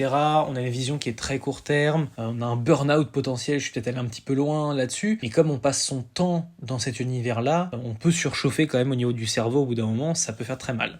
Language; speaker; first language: French; native; French